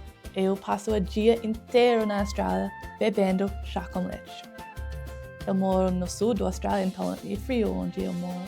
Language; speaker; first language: Portuguese; non-native, learner; English